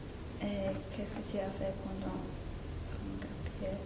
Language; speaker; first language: French; non-native, learner; English